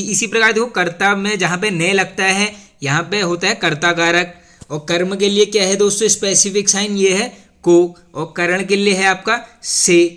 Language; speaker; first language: Hindi; native; Hindi